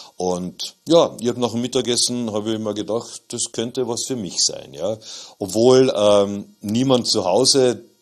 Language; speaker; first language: German; native; German